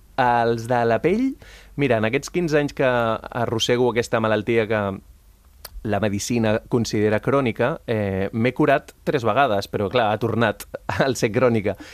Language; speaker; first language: Catalan; early bilingual, other home language; Spanish